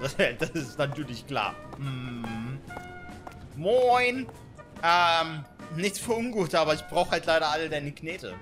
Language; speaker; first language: German; native; German